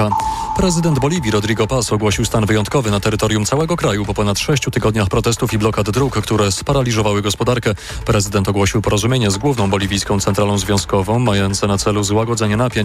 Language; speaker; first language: Polish; native; Polish